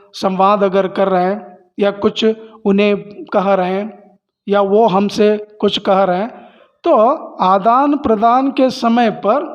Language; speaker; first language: Hindi; non-native, local second language; Kannada